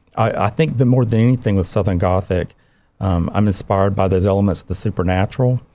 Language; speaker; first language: English; native; English